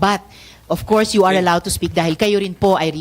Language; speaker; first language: Filipino; native; Filipino